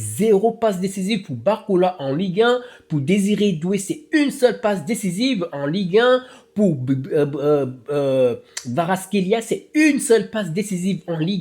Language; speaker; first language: French; native; French